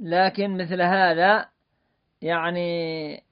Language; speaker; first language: Arabic; native; Arabic